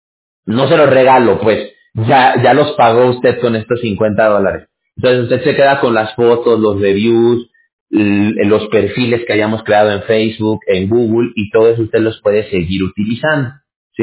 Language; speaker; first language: Spanish; native; Spanish